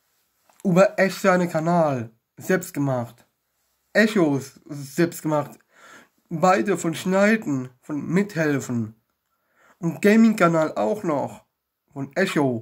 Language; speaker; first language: German; non-native, learner; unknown